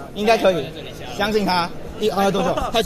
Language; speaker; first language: Chinese; native; Chinese